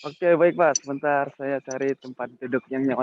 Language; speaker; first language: Indonesian; native; Indonesian